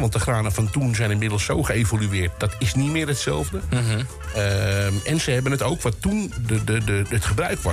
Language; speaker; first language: Dutch; native; Dutch